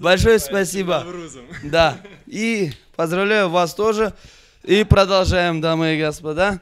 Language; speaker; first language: Russian; non-native, local second language; Uzbek